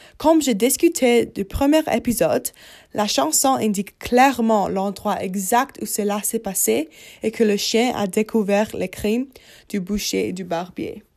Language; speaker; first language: French; non-native, learner; English